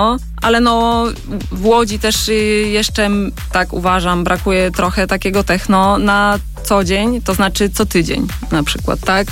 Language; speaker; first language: Polish; native; Polish